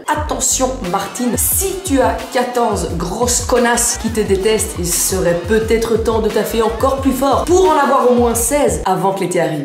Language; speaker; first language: French; native; French